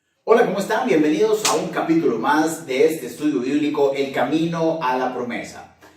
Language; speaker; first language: Spanish; native; Spanish